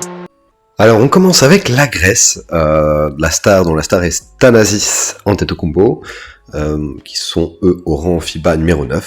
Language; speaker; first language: French; native; French